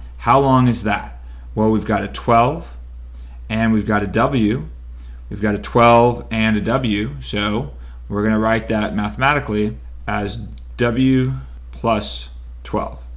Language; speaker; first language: English; native; English